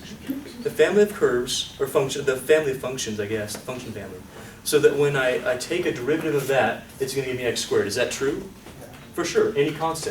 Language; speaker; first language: English; native; English